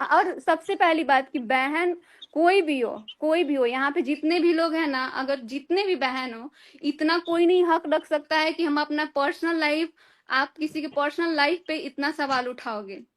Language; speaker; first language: Hindi; native; Hindi